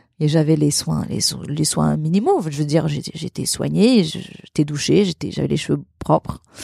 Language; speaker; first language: French; early bilingual, other home language; Portuguese